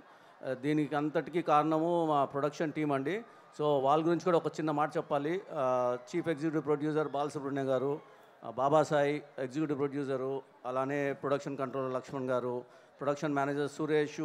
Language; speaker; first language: Telugu; native; Telugu